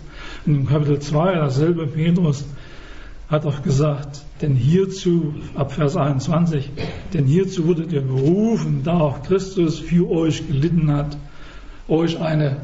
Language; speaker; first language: German; native; German